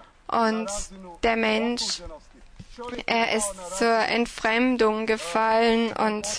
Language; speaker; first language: German; non-native, fluent; Croatian